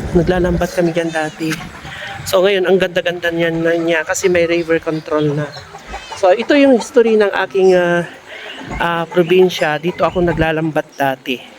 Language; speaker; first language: Filipino; non-native, local second language; Iloko